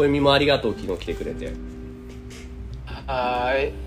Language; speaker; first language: Japanese; non-native, learner; Bangla